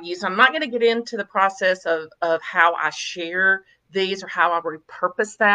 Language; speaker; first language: English; native; English